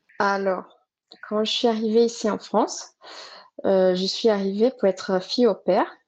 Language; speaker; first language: French; non-native, fluent; Portuguese